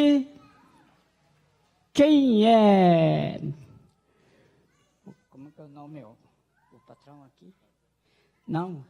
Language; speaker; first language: Portuguese; non-native, local second language; Guarani